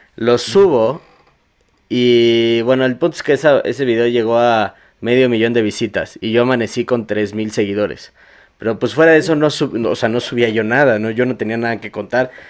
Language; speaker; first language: Spanish; native; Spanish